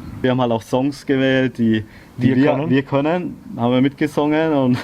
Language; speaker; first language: German; native; German